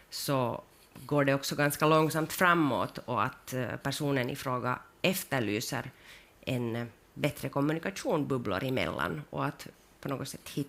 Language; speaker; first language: Swedish; native; Swedish